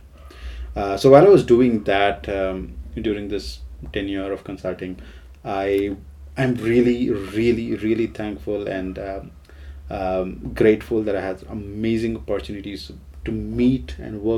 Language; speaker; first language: English; non-native, local second language; Gujarati